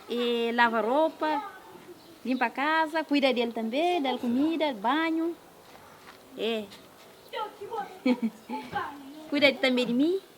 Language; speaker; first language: Portuguese; non-native, local second language; Kabuverdianu